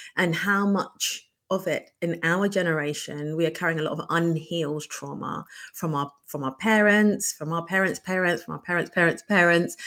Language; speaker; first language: English; native; English